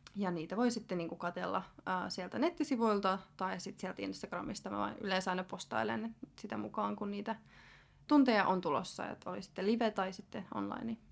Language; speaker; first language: Finnish; early bilingual, other home language; Russian